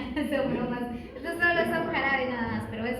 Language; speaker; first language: Spanish; native; Spanish